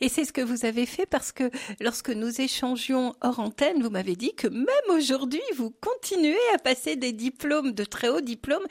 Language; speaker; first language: French; native; French